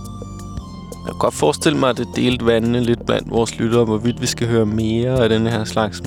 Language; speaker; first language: Danish; native; Danish